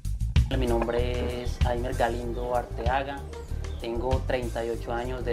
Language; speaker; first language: Spanish; native; Spanish